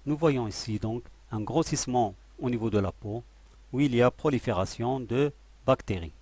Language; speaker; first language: French; non-native, local second language; Arabic